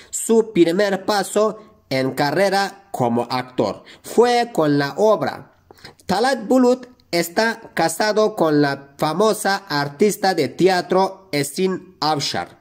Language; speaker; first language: Spanish; non-native, fluent; Turkish